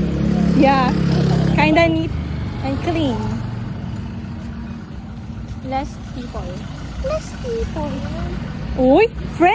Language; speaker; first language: English; non-native, local second language; Cebuano